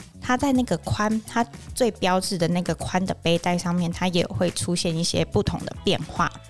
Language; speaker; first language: Chinese; native; Chinese